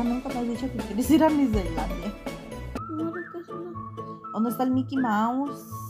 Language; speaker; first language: Spanish; native; Spanish